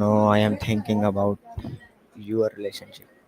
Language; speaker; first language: English; non-native, learner; Hindi